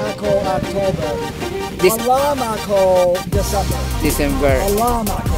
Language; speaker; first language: Filipino; non-native, learner; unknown